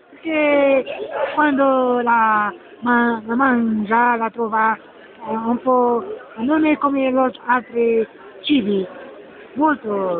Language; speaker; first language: Italian; non-native, learner; Arabic